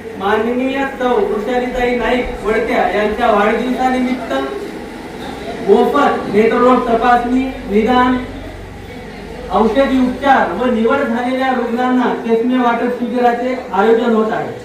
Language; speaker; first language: Marathi; native; Marathi